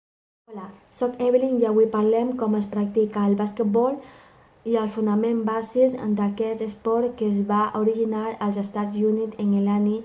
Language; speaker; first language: Catalan; non-native, learner; Spanish